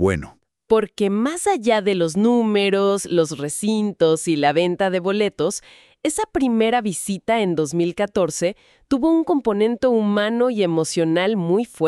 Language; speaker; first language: Spanish; native; Spanish